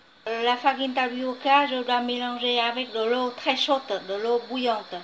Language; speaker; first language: French; non-native, learner; Vietnamese